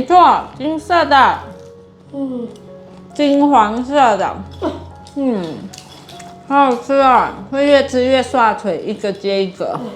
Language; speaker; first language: Chinese; native; Chinese